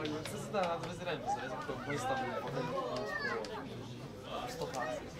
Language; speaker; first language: Russian; native; Russian